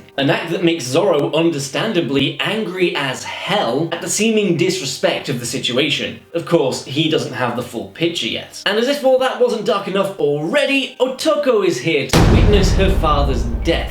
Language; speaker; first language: English; native; English